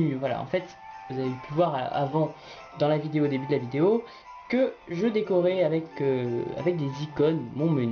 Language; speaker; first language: French; native; French